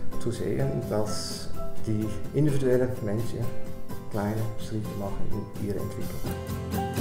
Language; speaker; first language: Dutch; non-native, learner; German